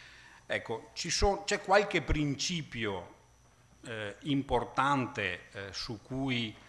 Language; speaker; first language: Italian; native; Italian